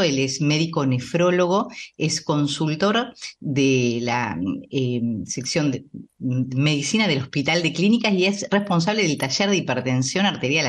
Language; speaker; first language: Spanish; native; Spanish